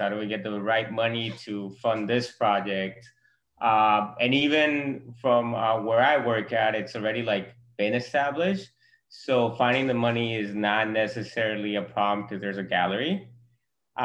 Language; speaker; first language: English; non-native, fluent; Spanish